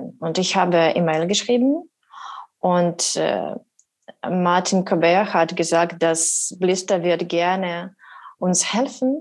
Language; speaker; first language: German; non-native, learner; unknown